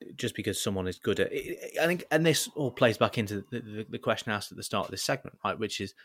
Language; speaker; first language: English; native; English